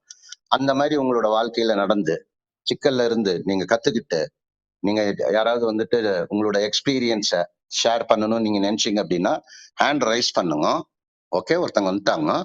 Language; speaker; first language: Tamil; native; Tamil